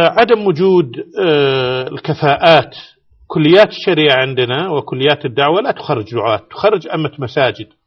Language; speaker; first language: Arabic; native; Arabic